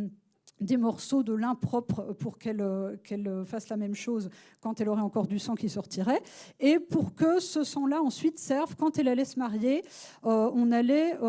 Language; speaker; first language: French; native; French